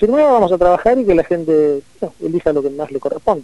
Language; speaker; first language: Spanish; native; Spanish